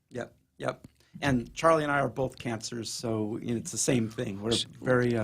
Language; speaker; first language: English; native; English